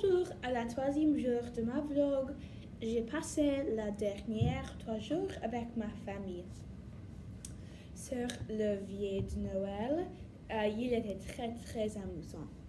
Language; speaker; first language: French; non-native, learner; English